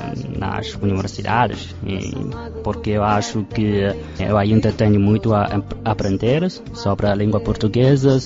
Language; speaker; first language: Portuguese; non-native, fluent; Chinese